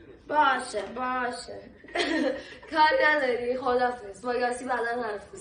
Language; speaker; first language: Persian; native; Persian